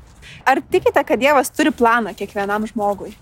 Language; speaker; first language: Lithuanian; native; Lithuanian